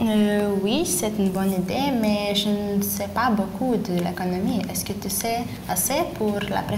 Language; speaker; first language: French; non-native, learner; Lithuanian